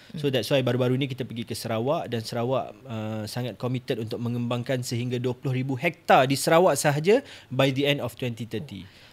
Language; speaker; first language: Malay; native; Malay